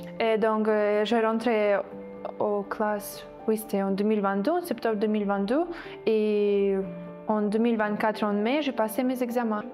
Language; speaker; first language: French; non-native, fluent; Ukrainian